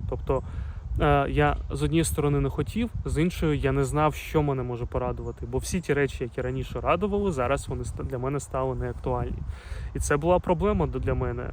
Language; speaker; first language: Ukrainian; non-native, local second language; Russian